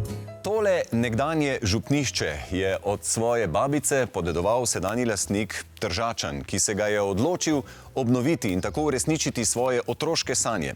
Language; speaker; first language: Slovenian; native; Slovenian